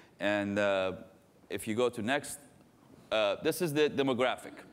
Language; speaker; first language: English; non-native, fluent; Persian